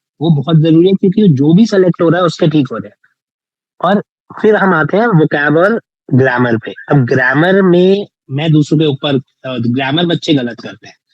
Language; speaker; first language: Hindi; native; Hindi